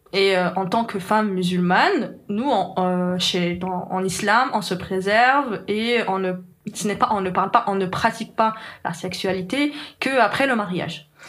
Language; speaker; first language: French; non-native, local second language; Arabic